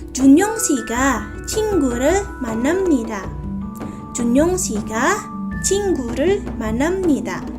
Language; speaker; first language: Korean; non-native, fluent; Indonesian